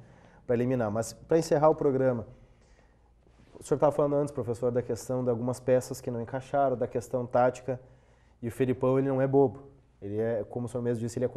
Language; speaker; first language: Portuguese; native; Portuguese